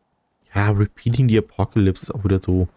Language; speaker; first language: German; native; German